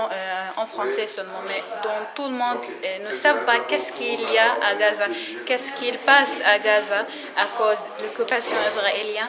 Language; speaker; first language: French; non-native, learner; Arabic